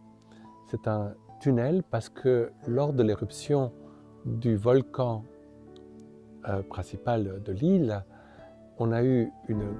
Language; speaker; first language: French; native; French